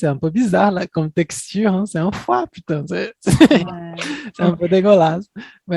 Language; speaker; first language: French; non-native, fluent; Portuguese